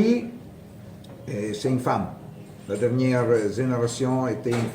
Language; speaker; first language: French; non-native, fluent; Italian